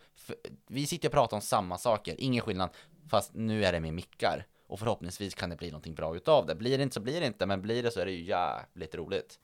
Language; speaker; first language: Swedish; native; Swedish